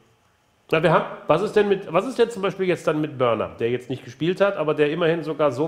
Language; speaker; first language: German; native; German